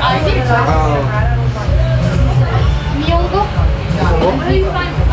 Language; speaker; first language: English; non-native, learner; Korean